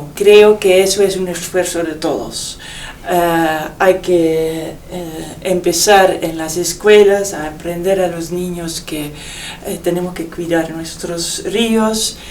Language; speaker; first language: Spanish; non-native, fluent; Dutch